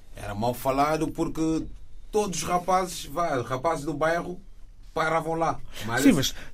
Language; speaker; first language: Portuguese; non-native, fluent; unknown